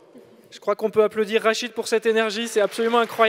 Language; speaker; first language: French; native; French